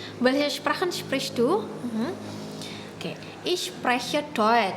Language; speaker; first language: German; non-native, learner; Indonesian